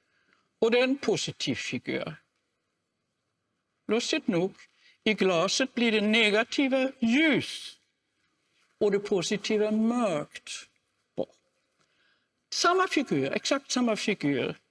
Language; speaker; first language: Swedish; non-native, fluent; German